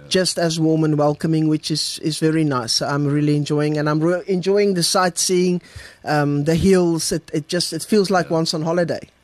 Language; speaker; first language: English; non-native, local second language; Afrikaans